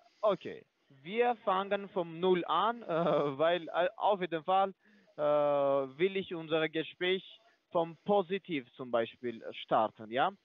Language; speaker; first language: German; non-native, fluent; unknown